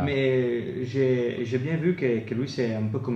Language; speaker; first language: French; non-native, fluent; Italian